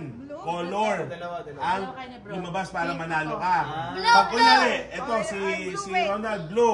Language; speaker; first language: Filipino; native; Filipino